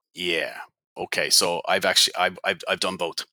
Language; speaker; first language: English; native; English